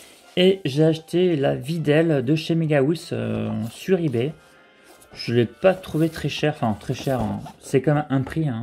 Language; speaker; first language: French; native; French